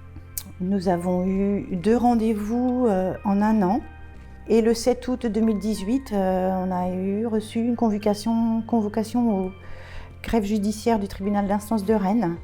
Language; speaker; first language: French; native; French